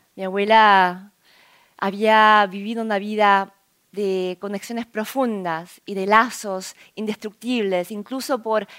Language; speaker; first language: Spanish; early bilingual, other home language; Korean